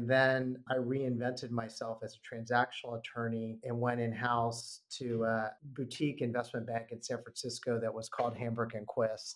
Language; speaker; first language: English; native; English